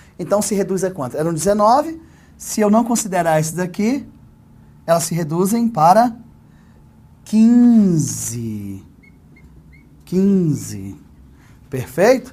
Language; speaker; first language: Portuguese; native; Portuguese